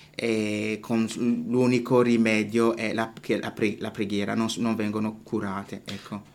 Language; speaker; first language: Italian; non-native, fluent; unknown